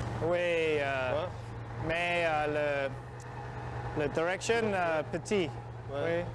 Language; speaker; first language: French; non-native, learner; English